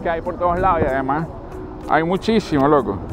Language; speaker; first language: Spanish; native; Spanish